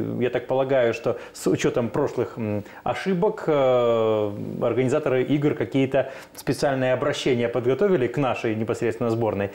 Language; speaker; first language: Russian; native; Russian